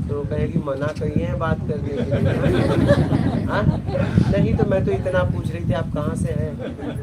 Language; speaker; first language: Hindi; native; Hindi